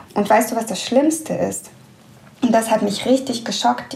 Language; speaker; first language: German; early bilingual, other home language; Russian